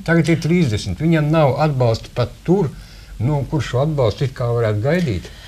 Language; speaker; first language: Latvian; native; Latvian